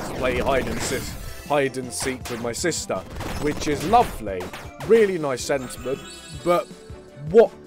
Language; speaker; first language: English; native; English